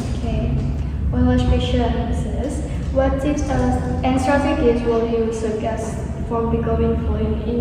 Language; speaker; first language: English; non-native, learner; Indonesian